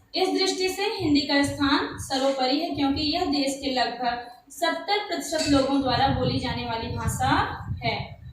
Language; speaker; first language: Hindi; native; Hindi